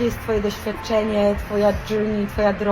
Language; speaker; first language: Polish; native; Polish